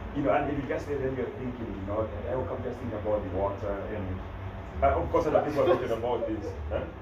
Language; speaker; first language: English; non-native, local second language; Kikuyu